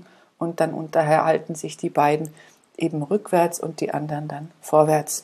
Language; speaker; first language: German; native; German